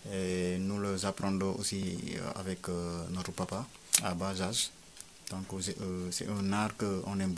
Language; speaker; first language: French; non-native, local second language; Wolof